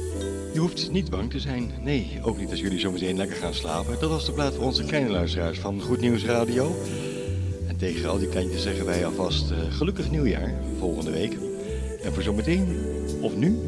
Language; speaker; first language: Dutch; native; Dutch